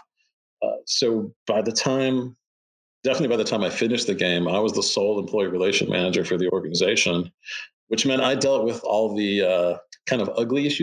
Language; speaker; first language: English; native; English